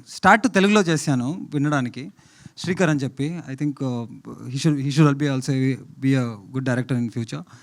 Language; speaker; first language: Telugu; non-native, fluent; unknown